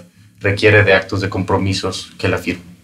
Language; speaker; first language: Spanish; native; Spanish